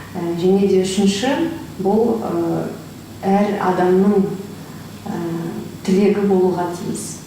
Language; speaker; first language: Kazakh; non-native, local second language; Russian